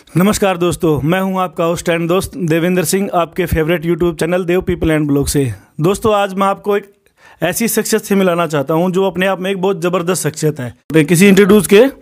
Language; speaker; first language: Hindi; native; Hindi